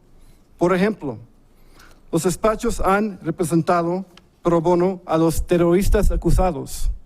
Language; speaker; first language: Spanish; early bilingual, heritage; English